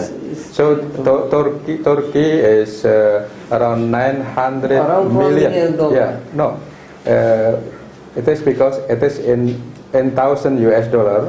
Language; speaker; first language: English; non-native, fluent; Indonesian